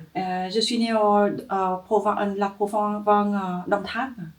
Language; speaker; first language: French; non-native, learner; Vietnamese